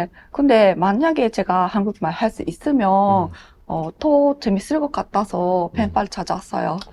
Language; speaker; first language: Korean; non-native, learner; Japanese